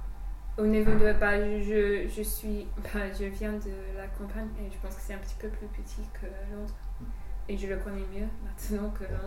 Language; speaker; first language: French; non-native, fluent; English